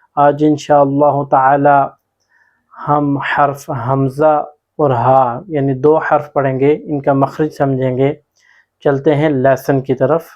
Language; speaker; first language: Urdu; non-native, local second language; Punjabi